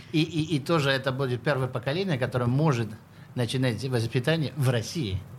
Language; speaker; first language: Russian; early bilingual, heritage; Russian